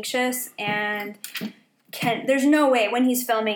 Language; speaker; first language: English; native; English